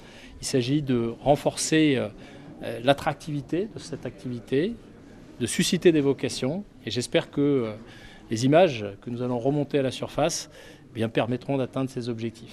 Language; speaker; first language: French; native; French